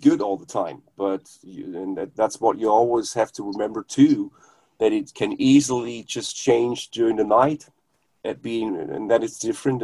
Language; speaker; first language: English; non-native, fluent; German